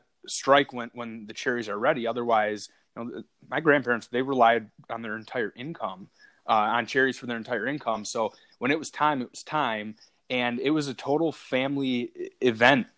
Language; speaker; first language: English; native; English